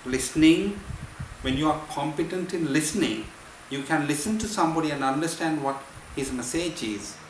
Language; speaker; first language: English; non-native, local second language; Sinhala